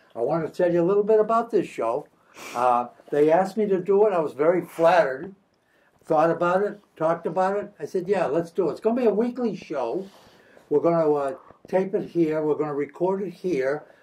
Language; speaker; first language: English; native; English